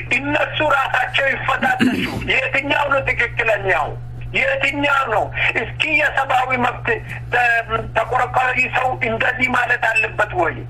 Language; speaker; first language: Amharic; non-native, local second language; Oromo